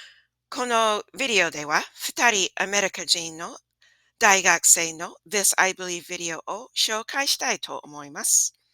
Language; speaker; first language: Japanese; non-native, fluent; English